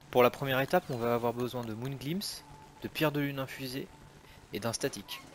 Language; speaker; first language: French; native; French